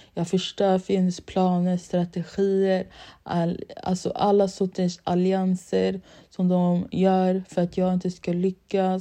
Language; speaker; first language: Swedish; early bilingual, other home language; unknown